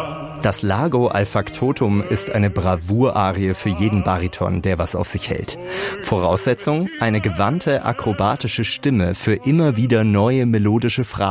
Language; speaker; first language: German; native; German